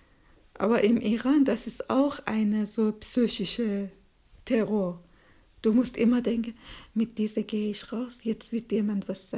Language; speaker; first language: German; non-native, learner; Persian